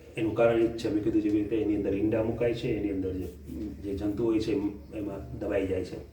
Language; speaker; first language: Gujarati; early bilingual, heritage; Gujarati